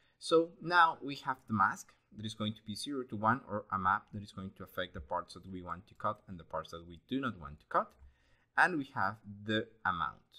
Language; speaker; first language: English; non-native, fluent; Spanish